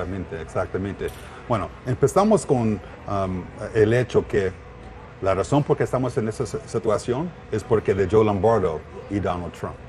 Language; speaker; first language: Spanish; non-native, learner; English